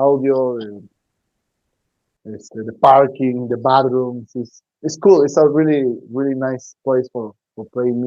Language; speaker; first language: English; non-native, learner; Spanish